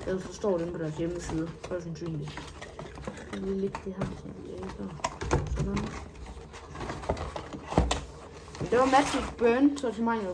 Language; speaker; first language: Danish; native; Danish